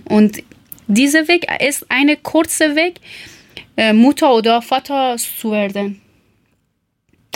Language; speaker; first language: German; non-native, learner; Persian